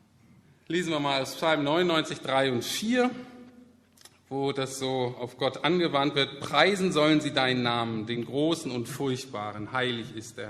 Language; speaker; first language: German; native; German